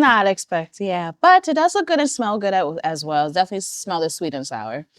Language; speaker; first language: English; native; English